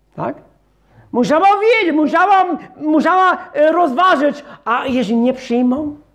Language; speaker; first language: Polish; non-native, fluent; English